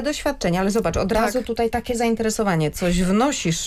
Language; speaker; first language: Polish; native; Polish